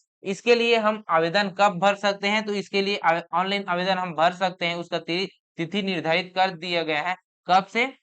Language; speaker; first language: Hindi; native; Hindi